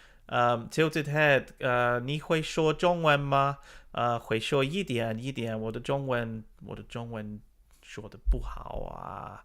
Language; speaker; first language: Chinese; non-native, learner; English